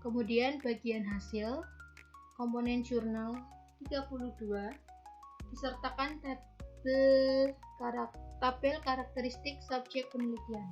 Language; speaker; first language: Indonesian; native; Indonesian